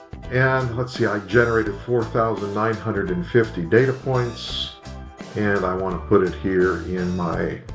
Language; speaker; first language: English; native; English